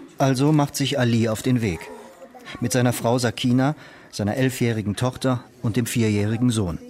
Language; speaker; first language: German; native; German